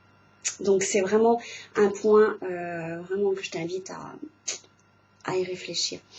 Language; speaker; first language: French; native; French